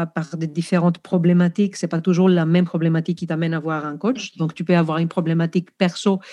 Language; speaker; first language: French; non-native, fluent; Greek